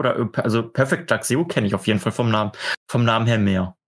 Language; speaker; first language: German; native; German